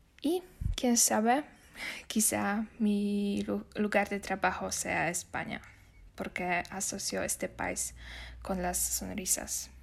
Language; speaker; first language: Spanish; non-native, learner; Polish